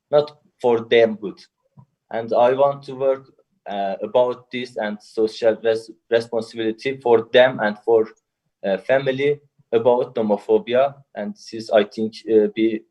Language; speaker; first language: English; non-native, learner; Turkish